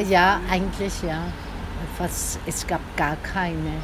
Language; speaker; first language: German; early bilingual, other home language; Turkish